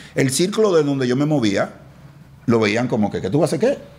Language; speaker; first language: Spanish; native; Spanish